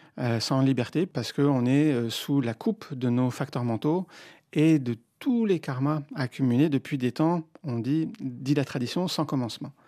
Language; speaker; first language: French; native; French